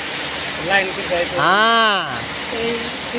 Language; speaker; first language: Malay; non-native, learner; Bangla